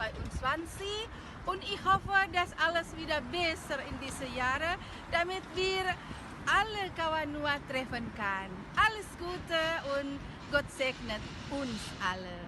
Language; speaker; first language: German; non-native, learner; Indonesian